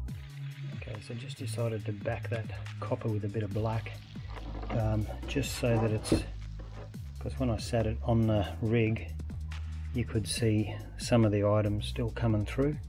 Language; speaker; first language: English; native; English